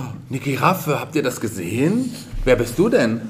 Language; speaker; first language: German; native; German